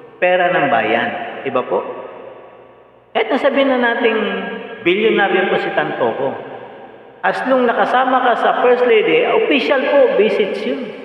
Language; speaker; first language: Filipino; native; Filipino